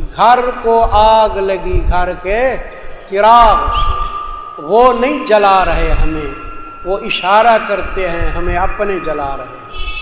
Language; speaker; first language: Urdu; non-native, local second language; Saraiki